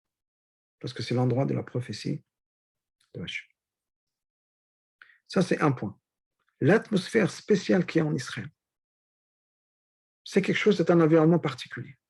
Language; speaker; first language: French; native; French